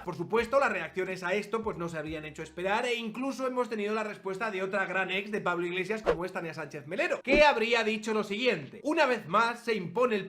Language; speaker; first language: Spanish; native; Spanish